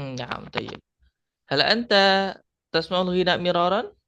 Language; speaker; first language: Arabic; non-native, learner; Indonesian